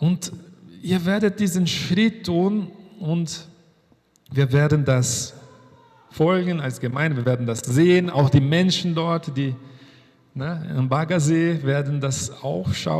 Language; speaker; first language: German; non-native, fluent; Portuguese